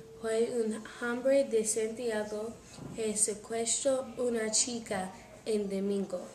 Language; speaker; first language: Spanish; non-native, learner; English